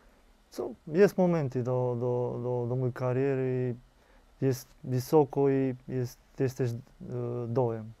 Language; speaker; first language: Polish; non-native, learner; Romanian